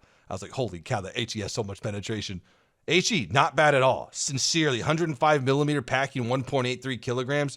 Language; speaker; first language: English; native; English